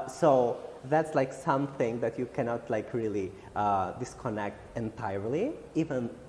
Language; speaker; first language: English; non-native, fluent; Albanian